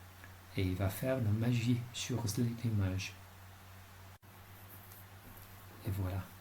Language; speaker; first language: French; non-native, fluent; English